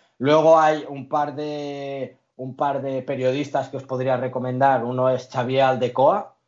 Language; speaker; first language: Spanish; early bilingual, other home language; Arabic